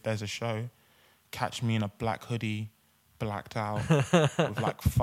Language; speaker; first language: English; native; English